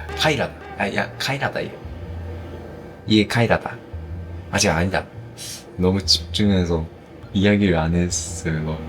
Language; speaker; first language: Korean; non-native, fluent; Japanese